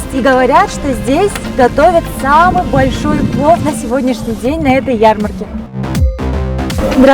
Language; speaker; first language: Russian; native; Russian